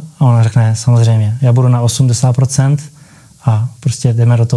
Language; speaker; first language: Czech; early bilingual, heritage; Czech